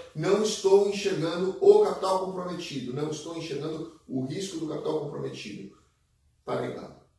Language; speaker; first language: Portuguese; native; Portuguese